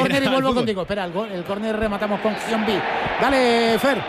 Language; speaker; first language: Spanish; native; Spanish